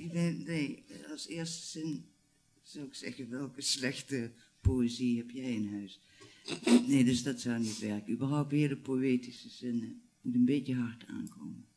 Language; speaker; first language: Dutch; native; Dutch